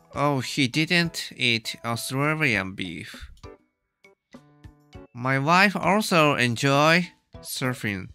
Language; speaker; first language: English; non-native, learner; Japanese